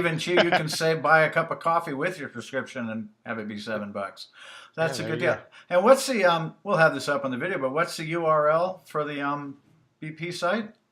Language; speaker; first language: English; native; English